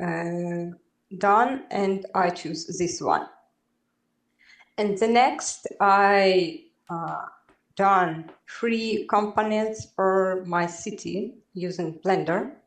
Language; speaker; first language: English; non-native, learner; Belarusian